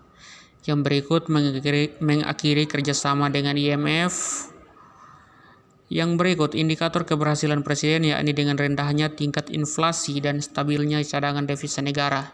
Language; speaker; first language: Indonesian; native; Indonesian